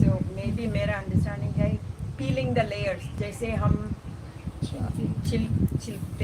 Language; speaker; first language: Hindi; non-native, local second language; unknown